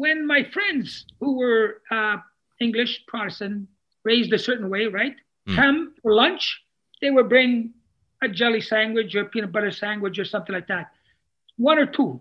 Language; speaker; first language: English; non-native, fluent; Italian